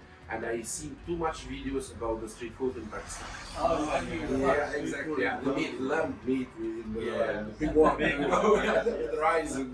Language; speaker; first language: English; non-native, fluent; Arabic